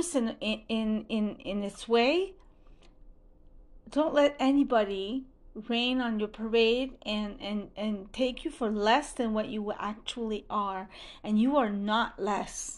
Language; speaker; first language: English; non-native, fluent; French